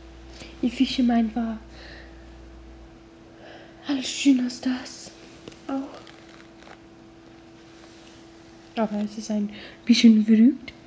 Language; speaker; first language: German; non-native, learner; English